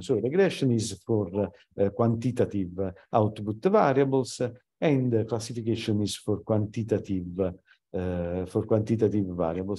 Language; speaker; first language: English; non-native, fluent; Italian